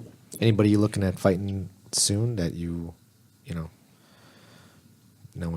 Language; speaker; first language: English; native; English